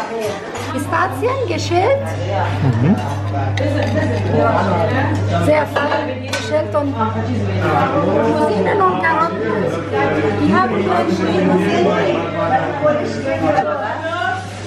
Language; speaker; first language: German; non-native, fluent; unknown